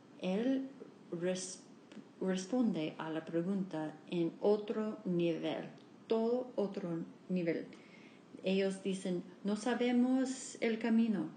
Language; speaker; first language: Spanish; non-native, learner; English